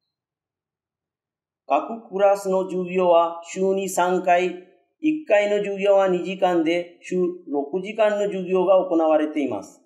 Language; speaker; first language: Japanese; non-native, fluent; Urdu